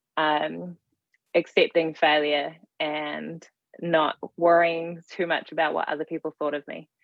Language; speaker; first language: English; native; English